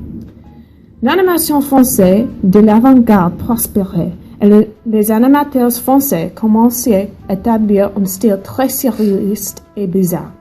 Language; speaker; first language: French; non-native, learner; English